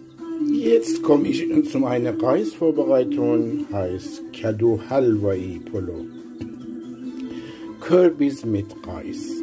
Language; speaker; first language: German; non-native, learner; Persian